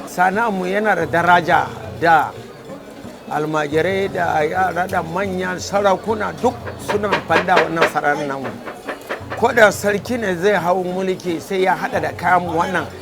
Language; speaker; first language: Hausa; non-native, local second language; Kanuri